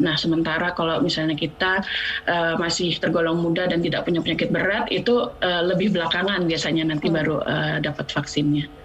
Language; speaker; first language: Indonesian; native; Indonesian